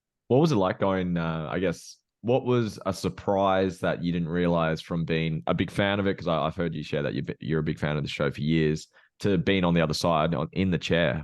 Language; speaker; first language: English; native; English